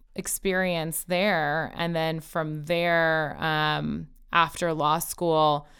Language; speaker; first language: English; early bilingual, other home language; Persian